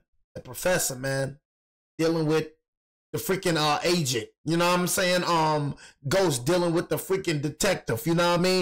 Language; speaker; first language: English; native; English